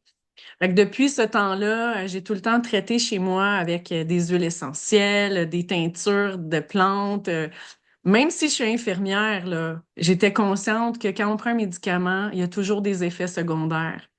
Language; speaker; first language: French; native; French